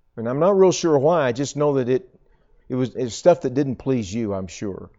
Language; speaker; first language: English; native; English